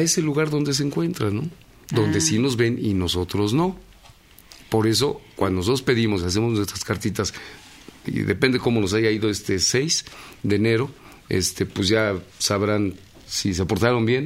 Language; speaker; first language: Spanish; native; Spanish